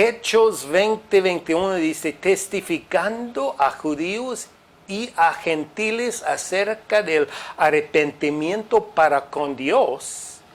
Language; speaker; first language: Spanish; non-native, fluent; English